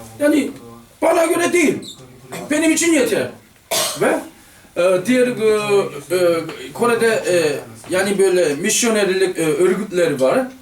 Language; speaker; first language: Turkish; non-native, fluent; Korean